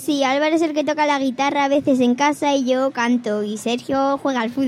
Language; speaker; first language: Spanish; native; Spanish